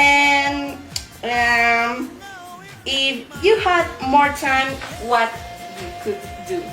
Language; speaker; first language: English; non-native, learner; Spanish